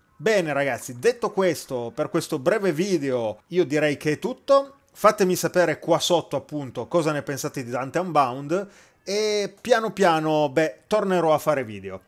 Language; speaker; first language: Italian; native; Italian